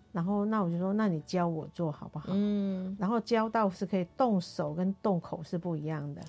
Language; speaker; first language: Chinese; non-native, local second language; Hakka Chinese